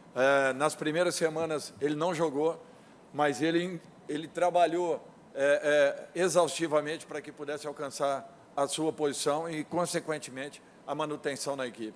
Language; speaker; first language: Portuguese; native; Portuguese